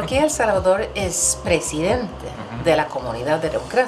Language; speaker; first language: Spanish; non-native, fluent; Swedish